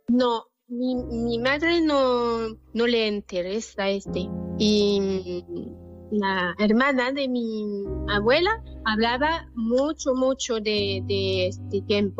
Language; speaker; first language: Spanish; non-native, learner; French